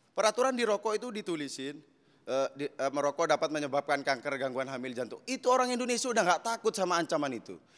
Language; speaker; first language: Indonesian; native; Indonesian